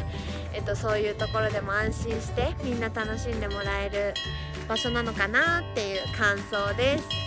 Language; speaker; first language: Japanese; native; Japanese